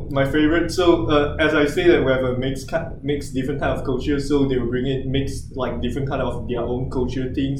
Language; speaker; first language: English; non-native, local second language; Chinese